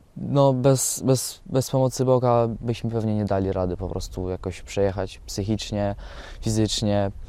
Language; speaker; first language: Polish; early bilingual, other home language; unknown